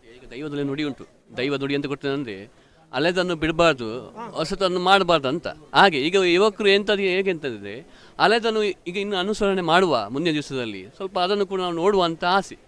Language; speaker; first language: Kannada; non-native, local second language; Tulu